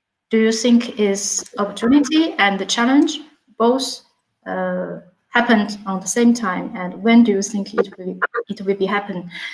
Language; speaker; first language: English; non-native, fluent; Chinese